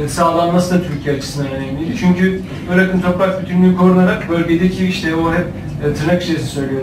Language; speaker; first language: Turkish; native; Turkish